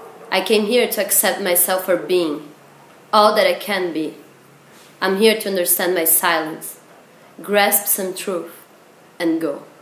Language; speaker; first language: English; non-native, fluent; Portuguese